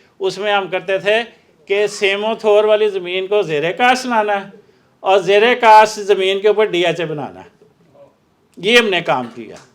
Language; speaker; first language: Urdu; non-native, local second language; Punjabi